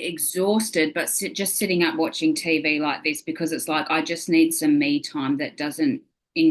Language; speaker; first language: English; native; English